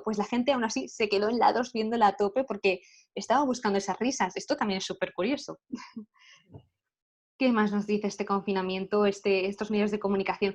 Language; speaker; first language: Spanish; native; Spanish